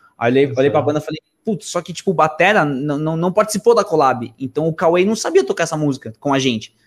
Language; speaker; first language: Portuguese; early bilingual, other home language; Spanish